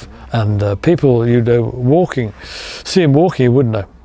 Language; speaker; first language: English; native; English